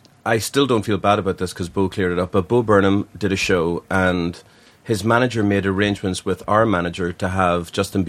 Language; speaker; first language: English; native; English